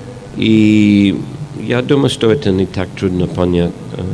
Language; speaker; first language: Russian; non-native, fluent; English